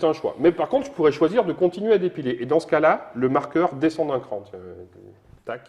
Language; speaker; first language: French; native; French